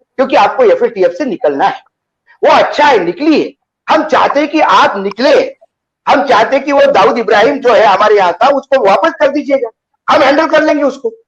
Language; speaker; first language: Hindi; native; Hindi